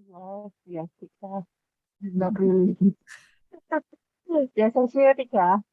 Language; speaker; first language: English; non-native, learner; Khmer